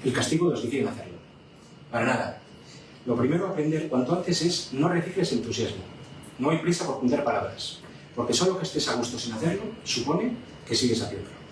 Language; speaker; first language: Spanish; native; Spanish